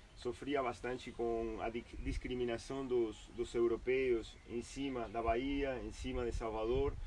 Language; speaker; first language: Portuguese; non-native, fluent; Spanish